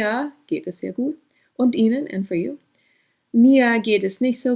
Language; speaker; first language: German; non-native, fluent; English